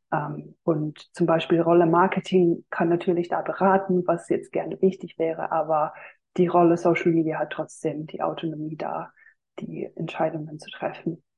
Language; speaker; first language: German; non-native, fluent; Finnish